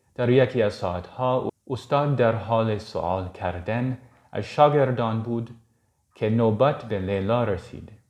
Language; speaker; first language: Persian; non-native, learner; English